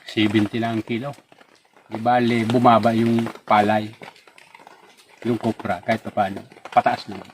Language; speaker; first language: Filipino; non-native, local second language; Bikol